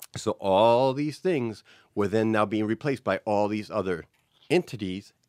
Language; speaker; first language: English; native; English